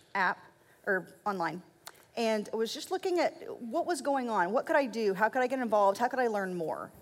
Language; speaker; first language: English; native; English